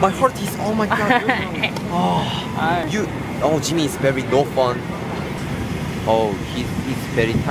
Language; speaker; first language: English; non-native, learner; Korean